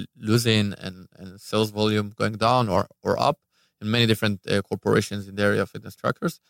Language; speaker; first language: English; non-native, fluent; Hebrew